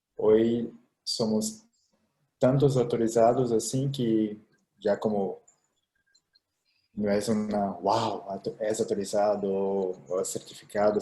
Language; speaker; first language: Spanish; non-native, fluent; Portuguese